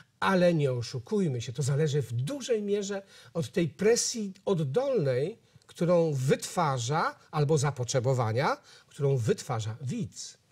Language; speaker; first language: Polish; native; Polish